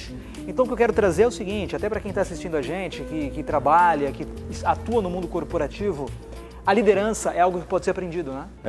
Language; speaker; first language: Portuguese; native; Portuguese